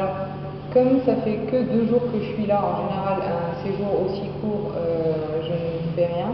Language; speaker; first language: French; non-native, local second language; Arabic